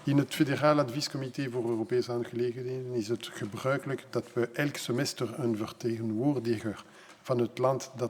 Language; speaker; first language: Dutch; non-native, local second language; French